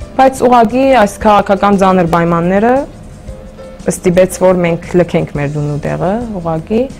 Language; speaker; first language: Armenian; early bilingual, heritage; Armenian